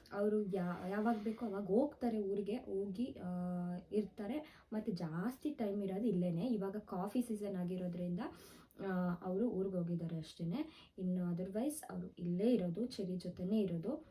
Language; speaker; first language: Kannada; native; Kannada